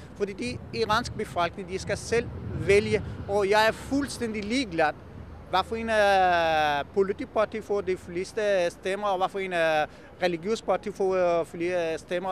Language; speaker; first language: Danish; non-native, fluent; Persian